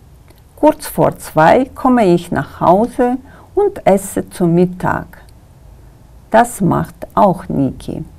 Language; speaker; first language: German; non-native, fluent; Kyrgyz